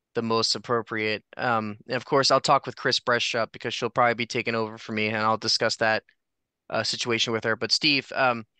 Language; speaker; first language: English; native; English